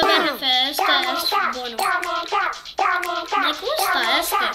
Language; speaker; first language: Spanish; early bilingual, heritage; English